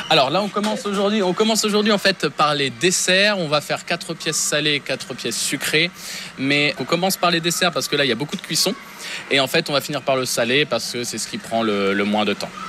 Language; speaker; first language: French; native; French